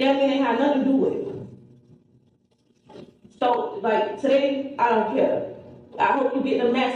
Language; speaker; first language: English; native; English